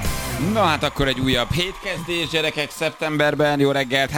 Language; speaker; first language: Hungarian; native; Hungarian